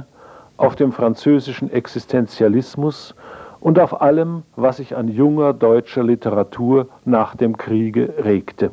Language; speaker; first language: German; native; German